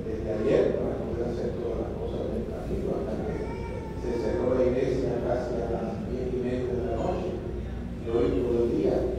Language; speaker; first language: Spanish; native; Spanish